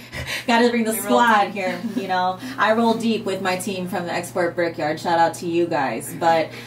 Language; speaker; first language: English; native; English